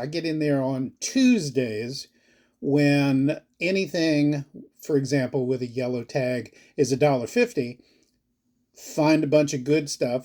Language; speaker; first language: English; native; English